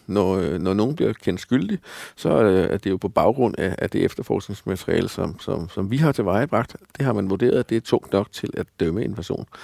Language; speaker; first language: Danish; native; Danish